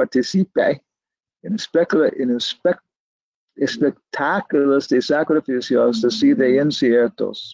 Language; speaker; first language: Spanish; non-native, learner; English